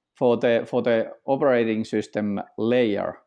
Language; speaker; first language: English; non-native, fluent; Finnish